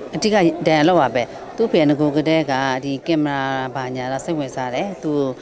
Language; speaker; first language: Burmese; native; Burmese